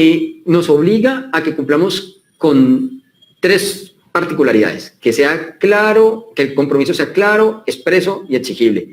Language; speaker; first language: Spanish; native; Spanish